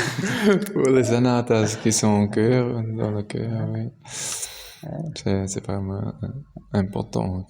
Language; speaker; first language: French; non-native, local second language; German